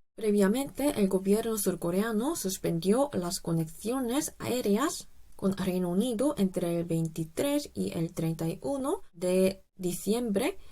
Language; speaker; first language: Spanish; non-native, fluent; Korean